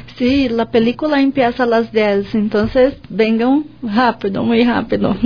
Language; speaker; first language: Spanish; non-native, learner; Portuguese